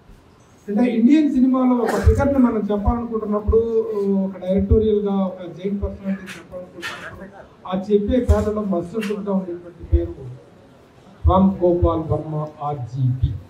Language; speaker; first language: Telugu; native; Telugu